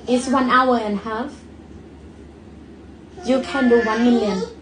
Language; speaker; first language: English; non-native, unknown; Thai